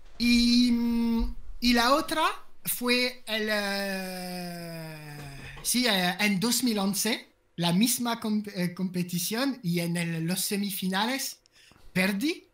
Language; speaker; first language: Spanish; non-native, learner; French